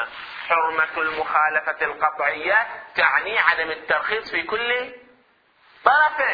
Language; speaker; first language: Arabic; native; Arabic